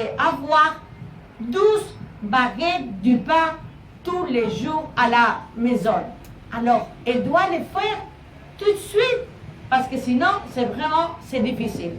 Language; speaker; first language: French; non-native, learner; Spanish